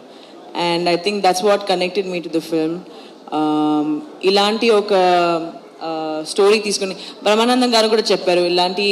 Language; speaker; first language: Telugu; non-native, local second language; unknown